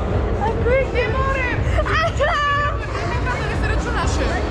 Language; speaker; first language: Macedonian; native; Macedonian